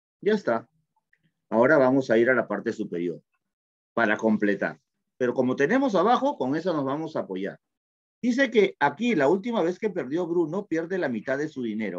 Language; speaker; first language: Spanish; native; Spanish